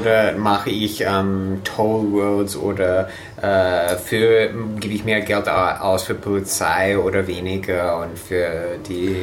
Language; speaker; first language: German; non-native, fluent; English